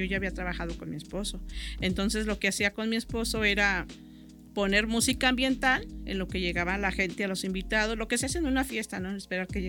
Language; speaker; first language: Spanish; native; Spanish